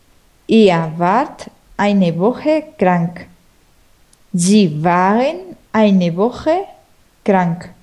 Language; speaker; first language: German; non-native, learner; Spanish